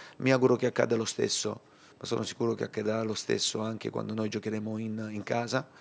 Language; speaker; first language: Italian; native; Italian